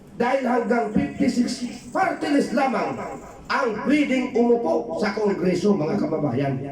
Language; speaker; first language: Filipino; non-native, local second language; Bikol